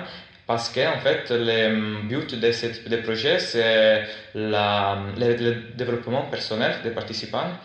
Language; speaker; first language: French; non-native, fluent; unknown